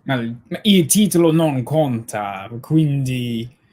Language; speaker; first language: Italian; non-native, learner; English